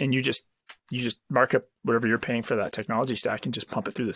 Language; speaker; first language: English; native; English